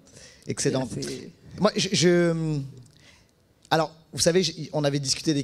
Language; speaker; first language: French; native; French